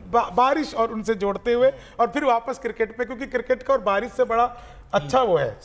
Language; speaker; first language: Hindi; native; Hindi